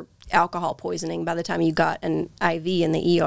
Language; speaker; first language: English; native; English